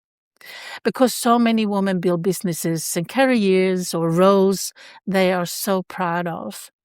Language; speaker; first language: English; non-native, fluent; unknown